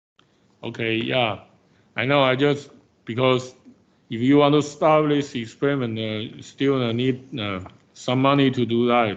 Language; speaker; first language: English; non-native, fluent; Chinese